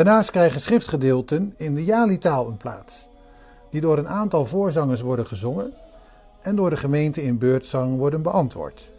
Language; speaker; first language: Dutch; native; Dutch